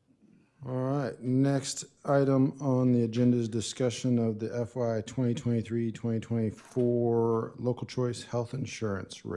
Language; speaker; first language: English; native; English